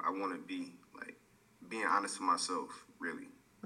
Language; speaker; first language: English; native; English